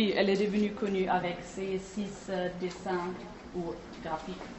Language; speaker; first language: French; non-native, fluent; German